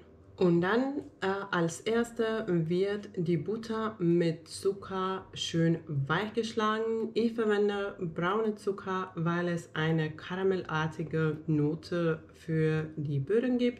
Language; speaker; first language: German; non-native, fluent; Finnish